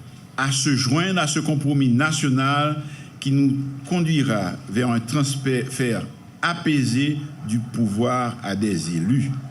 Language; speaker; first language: French; non-native, local second language; Haitian Creole